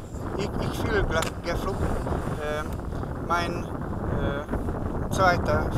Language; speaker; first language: German; non-native, learner; Hungarian